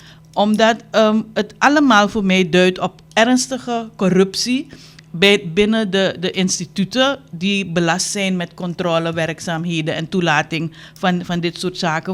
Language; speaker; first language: Dutch; native; Dutch